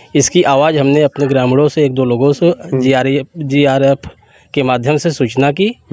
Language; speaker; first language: Hindi; native; Hindi